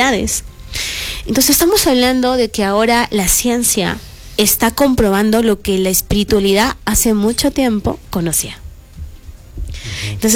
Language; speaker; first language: Spanish; native; Spanish